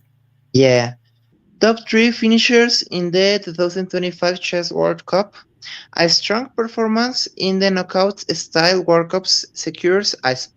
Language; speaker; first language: English; non-native, learner; Spanish